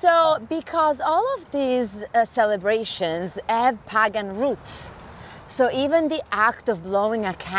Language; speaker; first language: English; non-native, fluent; Italian